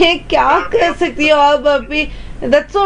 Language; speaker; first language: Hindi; non-native, local second language; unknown